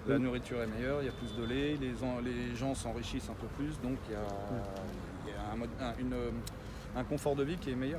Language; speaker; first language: French; native; French